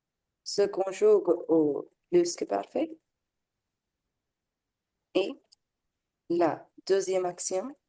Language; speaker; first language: French; non-native, fluent; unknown